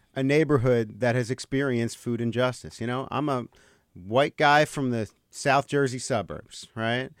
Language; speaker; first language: English; native; English